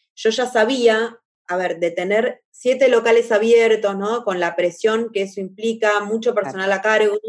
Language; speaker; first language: Spanish; native; Spanish